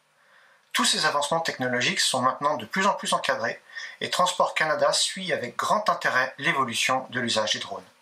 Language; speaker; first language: French; native; French